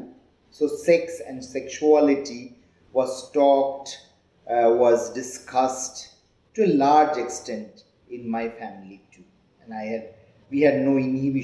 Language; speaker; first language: English; non-native, local second language; Hindi